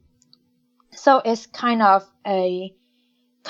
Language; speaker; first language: English; non-native, local second language; Chinese